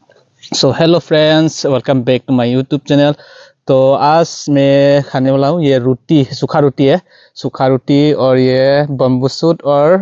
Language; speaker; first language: Hindi; non-native, local second language; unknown